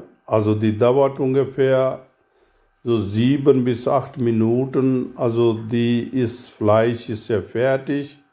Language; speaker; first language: German; non-native, learner; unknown